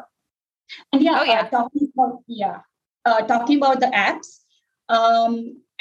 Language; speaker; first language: English; non-native, local second language; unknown